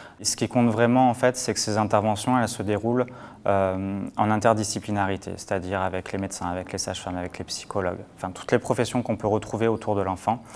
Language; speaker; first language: French; native; French